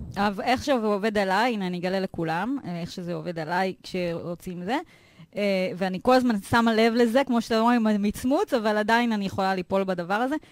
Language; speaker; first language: Hebrew; native; Hebrew